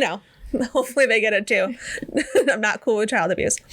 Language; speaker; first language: English; native; English